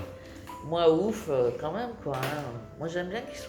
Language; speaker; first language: French; native; French